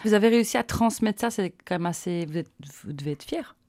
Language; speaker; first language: French; native; French